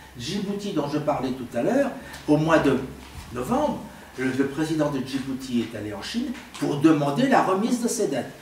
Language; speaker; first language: French; native; French